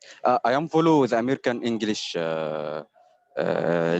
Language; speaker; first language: English; non-native, learner; Arabic